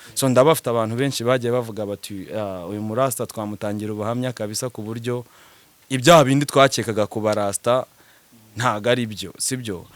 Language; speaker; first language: Kinyarwanda; native; Kinyarwanda